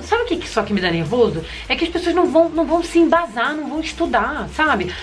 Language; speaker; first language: Portuguese; native; Portuguese